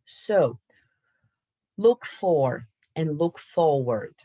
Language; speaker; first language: English; non-native, fluent; Portuguese